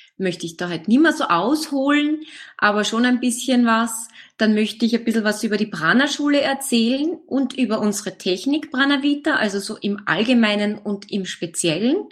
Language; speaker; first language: German; native; German